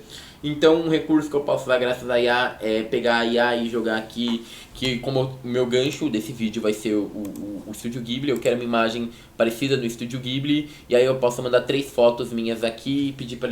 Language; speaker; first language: Portuguese; native; Portuguese